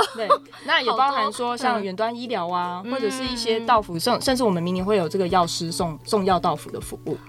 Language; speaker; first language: Chinese; native; Chinese